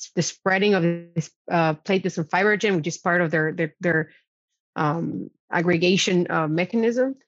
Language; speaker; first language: English; non-native, fluent; Spanish